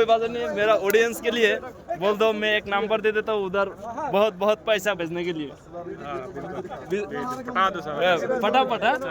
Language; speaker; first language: Hindi; non-native, learner; Bangla